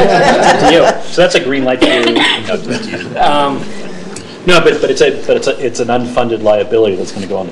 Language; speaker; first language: English; native; English